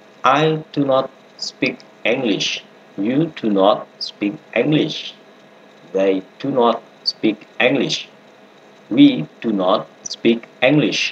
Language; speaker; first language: English; non-native, learner; Indonesian